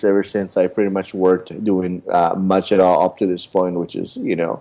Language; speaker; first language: English; native; English